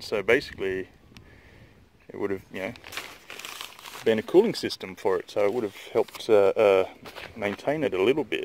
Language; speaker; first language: English; native; English